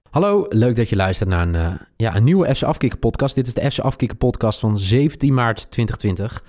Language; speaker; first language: Dutch; native; Dutch